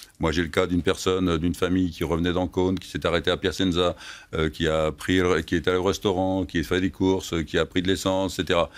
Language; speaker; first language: French; native; French